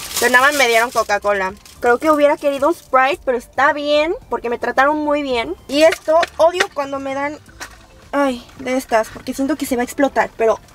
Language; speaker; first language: Spanish; early bilingual, other home language; Korean